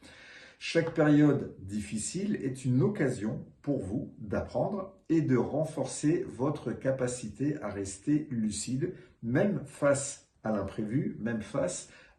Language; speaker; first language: French; native; French